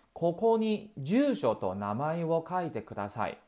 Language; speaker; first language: Japanese; non-native, fluent; Chinese